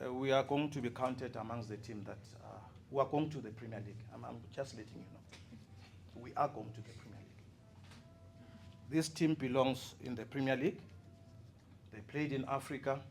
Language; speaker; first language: English; non-native, local second language; Zulu